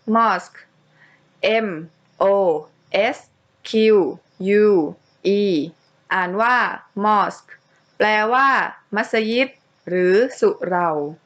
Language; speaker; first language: Thai; native; Thai